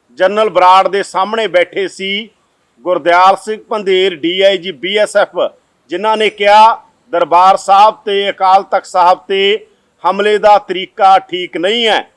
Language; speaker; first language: Punjabi; native; Punjabi